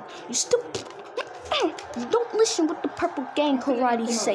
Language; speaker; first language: English; native; English